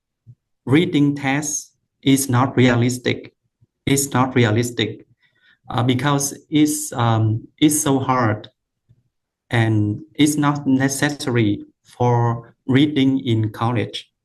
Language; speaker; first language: English; non-native, learner; Vietnamese